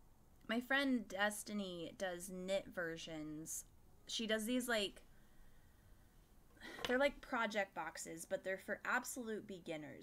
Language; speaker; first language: English; native; English